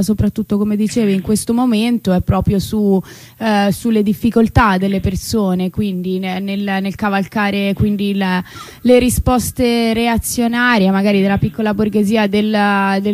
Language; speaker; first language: Italian; native; Italian